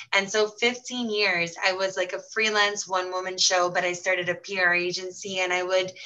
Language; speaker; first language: English; early bilingual, heritage; Portuguese